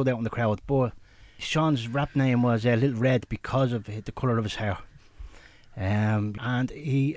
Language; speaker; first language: English; native; English